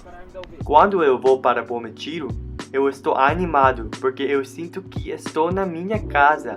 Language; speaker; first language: Portuguese; non-native, learner; English